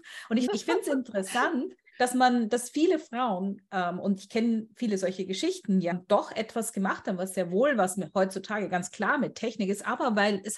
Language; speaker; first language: German; native; German